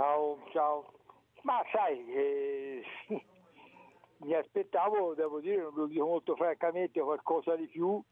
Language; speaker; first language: Italian; native; Italian